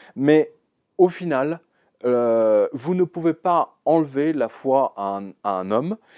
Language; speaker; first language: French; native; French